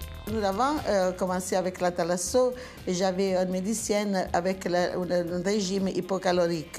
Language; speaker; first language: French; non-native, learner; Italian